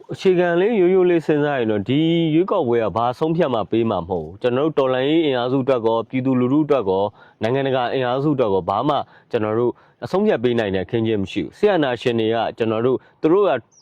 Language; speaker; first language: Burmese; non-native, local second language; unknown